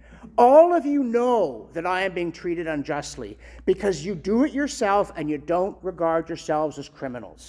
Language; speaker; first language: English; native; English